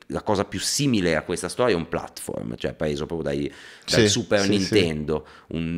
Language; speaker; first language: Italian; native; Italian